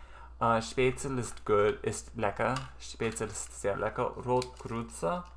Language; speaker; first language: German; non-native, learner; English